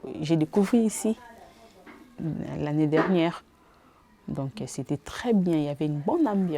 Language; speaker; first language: French; non-native, fluent; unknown